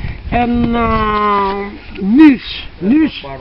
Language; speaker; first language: English; non-native, learner; French